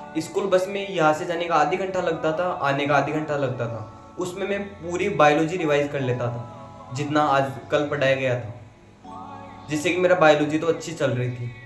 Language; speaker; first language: Hindi; native; Hindi